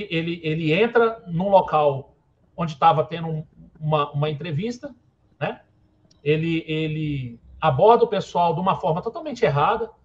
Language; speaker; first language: Portuguese; native; Portuguese